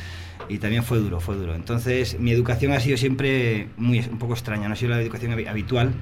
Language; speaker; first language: Spanish; native; Spanish